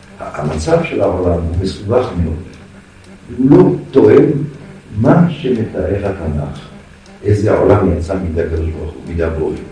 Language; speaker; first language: Hebrew; non-native, fluent; French